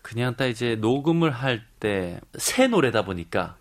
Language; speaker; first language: Korean; early bilingual, heritage; Korean